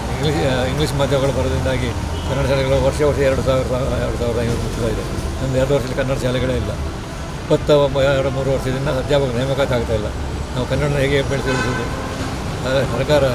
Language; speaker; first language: Kannada; non-native, local second language; Tulu